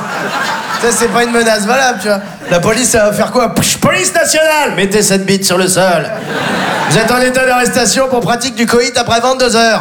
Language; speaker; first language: French; native; French